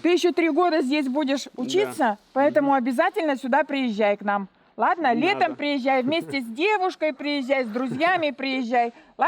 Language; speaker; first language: Russian; native; Russian